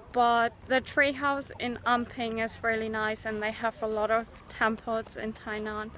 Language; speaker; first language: English; non-native, fluent; German